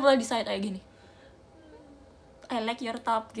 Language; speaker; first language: Indonesian; native; Indonesian